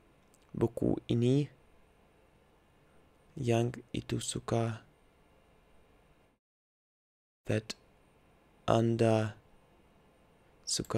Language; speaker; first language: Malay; non-native, learner; Russian